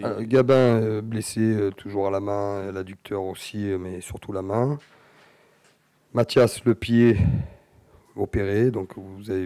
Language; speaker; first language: French; native; French